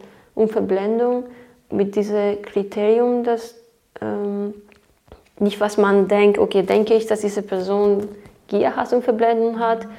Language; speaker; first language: German; non-native, fluent; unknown